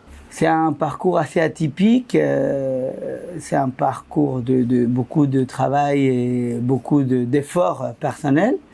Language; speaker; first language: French; non-native, fluent; Spanish